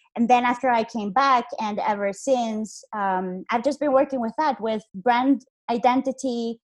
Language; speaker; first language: English; non-native, fluent; Spanish